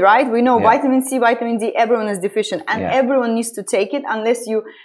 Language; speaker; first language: English; non-native, fluent; Estonian